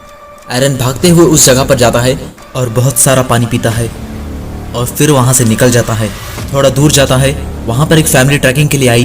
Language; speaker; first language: Hindi; native; Hindi